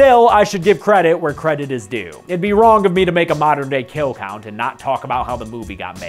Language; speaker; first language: English; native; English